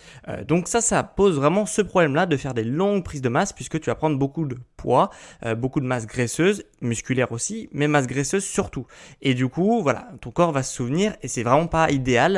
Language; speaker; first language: French; native; French